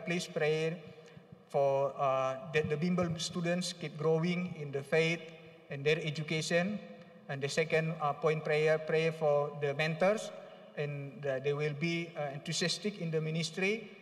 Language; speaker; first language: English; non-native, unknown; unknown